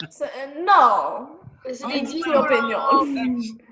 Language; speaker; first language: Spanish; non-native, learner; English